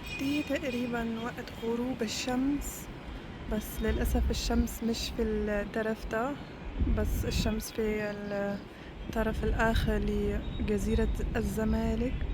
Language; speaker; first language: Egyptian Arabic; non-native, fluent; German